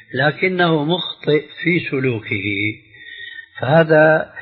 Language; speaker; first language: Arabic; early bilingual, other home language; Albanian